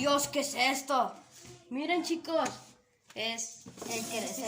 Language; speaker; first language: Spanish; native; Spanish